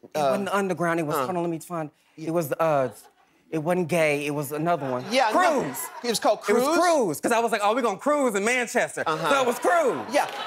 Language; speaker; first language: English; native; English